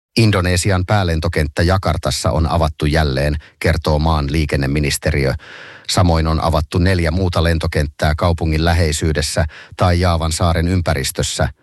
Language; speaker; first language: Finnish; native; Finnish